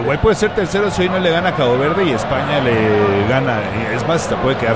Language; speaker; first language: Spanish; native; Spanish